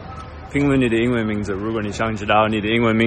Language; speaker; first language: Chinese; non-native, fluent; English